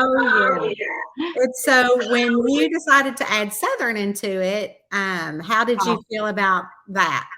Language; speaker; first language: English; native; English